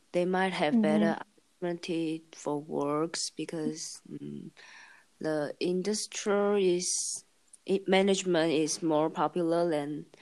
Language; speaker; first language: English; non-native, learner; Chinese